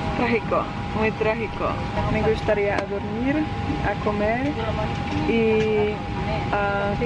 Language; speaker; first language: Spanish; non-native, learner; Polish